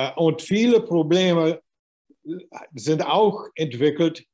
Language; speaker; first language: German; non-native, learner; English